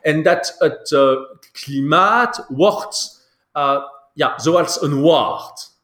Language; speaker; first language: Dutch; non-native, local second language; French